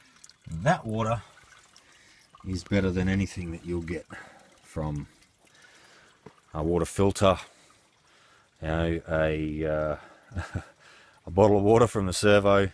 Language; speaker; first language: English; native; English